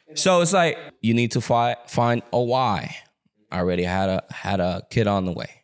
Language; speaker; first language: English; early bilingual, other home language; Spanish